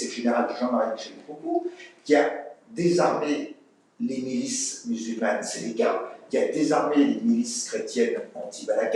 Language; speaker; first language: French; native; French